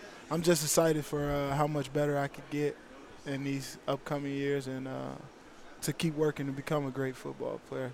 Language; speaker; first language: English; native; English